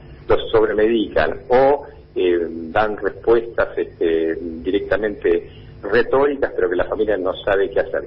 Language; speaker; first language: Spanish; native; Spanish